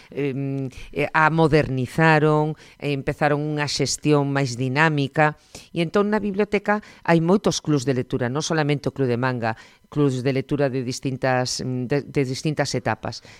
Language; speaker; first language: Galician; native; Galician